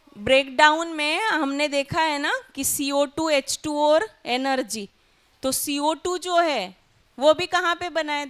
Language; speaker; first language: Hindi; non-native, local second language; Marathi